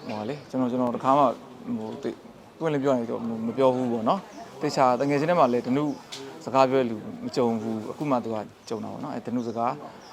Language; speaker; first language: Burmese; non-native, local second language; Shan